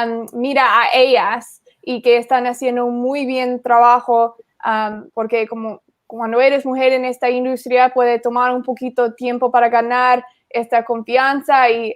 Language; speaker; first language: Spanish; non-native, fluent; English